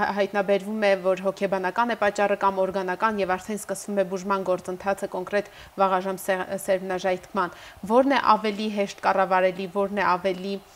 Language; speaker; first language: Armenian; native; Armenian